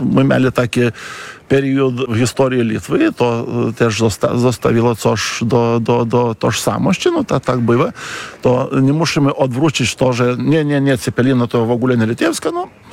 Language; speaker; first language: Polish; non-native, fluent; Lithuanian